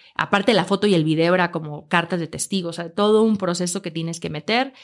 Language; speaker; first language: Spanish; native; Spanish